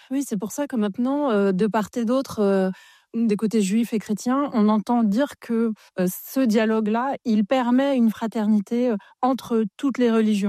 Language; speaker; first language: French; native; French